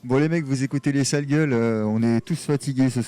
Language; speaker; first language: French; native; French